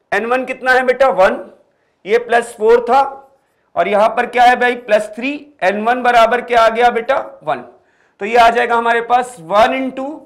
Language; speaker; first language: Hindi; native; Hindi